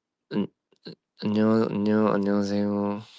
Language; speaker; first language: Korean; early bilingual, heritage; Korean